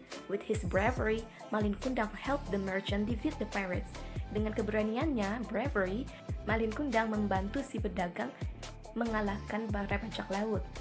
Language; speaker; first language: English; non-native, fluent; Indonesian